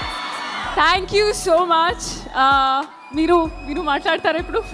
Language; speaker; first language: Telugu; non-native, local second language; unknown